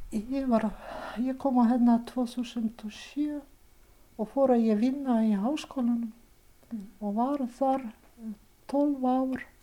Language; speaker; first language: Icelandic; non-native, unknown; Ukrainian